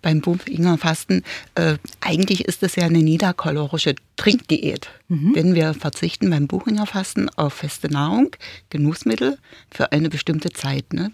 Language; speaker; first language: German; native; German